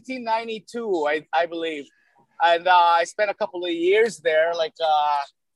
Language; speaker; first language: English; early bilingual, other home language; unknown